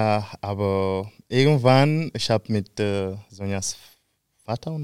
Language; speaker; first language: German; non-native, fluent; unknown